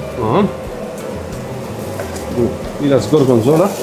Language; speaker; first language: Turkish; non-native, learner; French